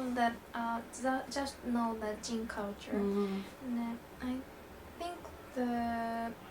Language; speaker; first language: English; non-native, learner; Japanese